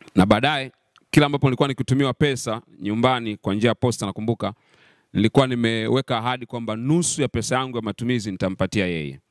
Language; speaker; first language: Swahili; native; Swahili